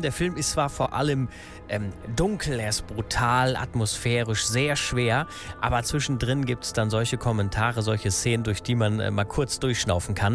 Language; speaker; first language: German; native; German